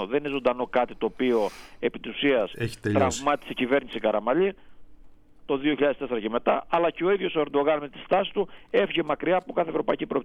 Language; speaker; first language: Greek; native; Greek